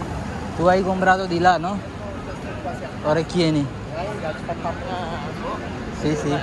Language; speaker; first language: Italian; non-native, learner; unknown